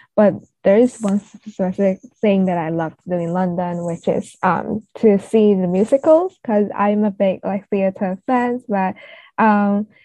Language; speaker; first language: English; non-native, local second language; Cantonese